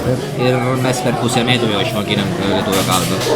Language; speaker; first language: Lithuanian; non-native, learner; Italian